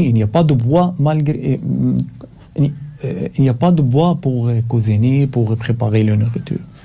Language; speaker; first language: French; non-native, learner; Arabic